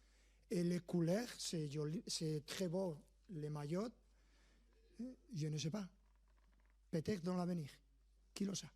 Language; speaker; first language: French; non-native, fluent; Spanish